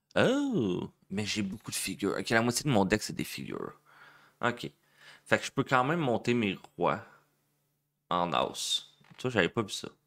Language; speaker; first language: French; native; French